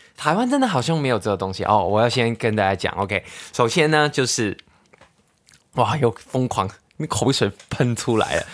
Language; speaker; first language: Chinese; non-native, local second language; Cantonese